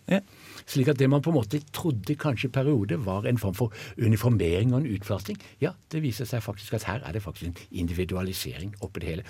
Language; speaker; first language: Norwegian; native; Norwegian